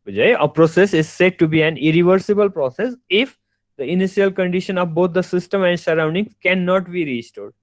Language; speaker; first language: English; non-native, local second language; Nepali